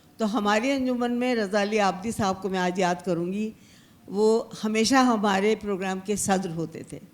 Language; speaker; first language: Urdu; native; Urdu